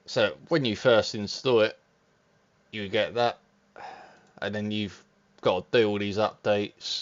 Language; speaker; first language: English; native; English